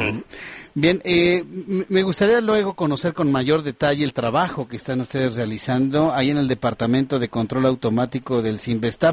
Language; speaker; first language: Spanish; native; Spanish